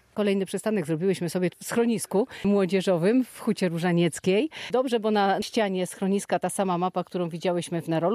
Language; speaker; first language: Polish; native; Polish